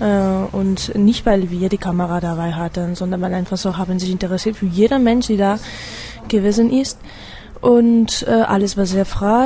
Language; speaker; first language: German; non-native, fluent; Spanish